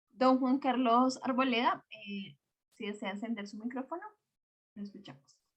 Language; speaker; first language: Spanish; native; Spanish